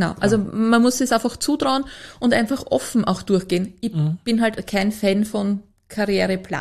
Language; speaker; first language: German; native; German